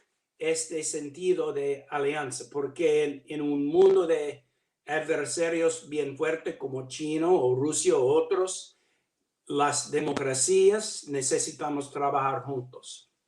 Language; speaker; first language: Spanish; non-native, learner; English